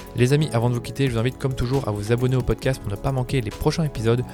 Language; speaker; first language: French; native; French